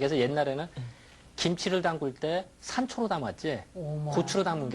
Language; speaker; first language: Korean; native; Korean